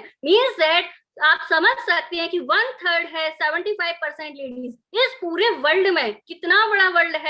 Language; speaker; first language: Hindi; native; Hindi